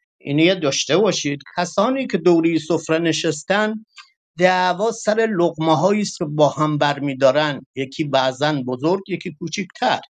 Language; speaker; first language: Persian; non-native, local second language; Kurdish